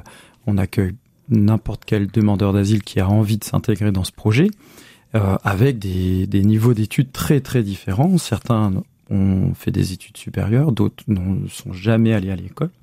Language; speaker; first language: French; native; French